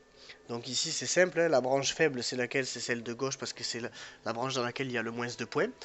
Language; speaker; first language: French; native; French